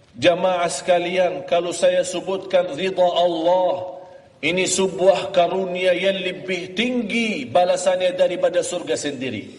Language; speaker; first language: Malay; non-native, fluent; Arabic